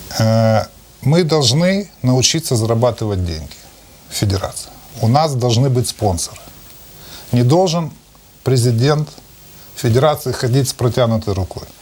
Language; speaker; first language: Russian; native; Russian